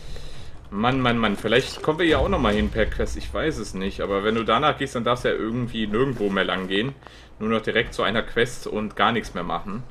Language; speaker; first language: German; native; German